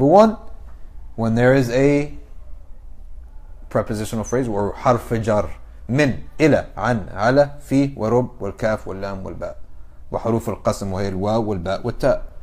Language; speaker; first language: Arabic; early bilingual, heritage; English